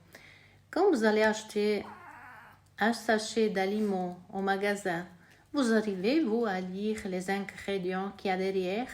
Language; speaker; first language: French; non-native, fluent; Italian